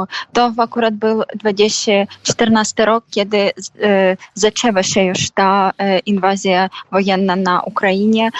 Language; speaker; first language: Polish; non-native, fluent; Ukrainian